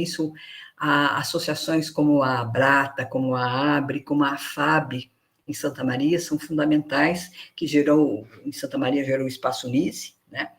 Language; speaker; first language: Portuguese; native; Portuguese